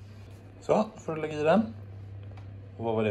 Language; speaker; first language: Swedish; native; Swedish